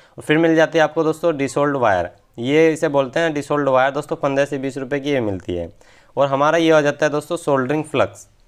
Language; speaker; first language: Hindi; native; Hindi